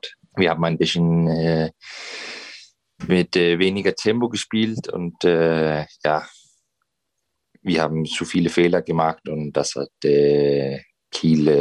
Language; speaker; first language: German; non-native, fluent; Danish